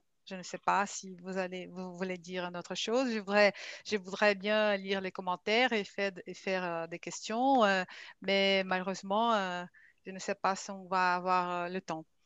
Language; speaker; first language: French; non-native, fluent; Portuguese